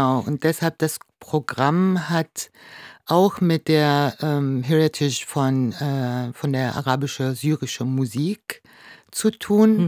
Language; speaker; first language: German; non-native, fluent; Arabic